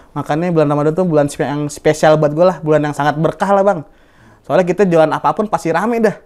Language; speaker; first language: Indonesian; native; Indonesian